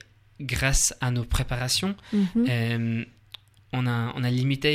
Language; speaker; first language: French; non-native, learner; English